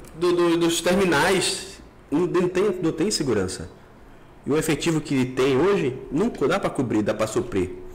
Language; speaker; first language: Portuguese; native; Portuguese